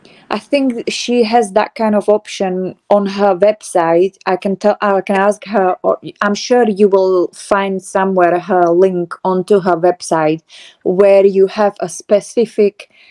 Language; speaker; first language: English; non-native, fluent; Slovak